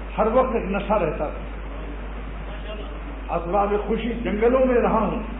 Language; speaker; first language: Urdu; native; Urdu